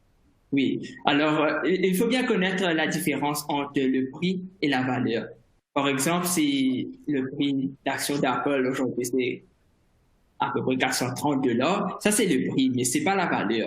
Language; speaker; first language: French; non-native, fluent; Morisyen